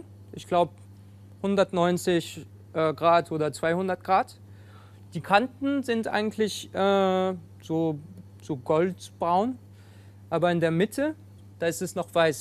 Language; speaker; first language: German; non-native, fluent; French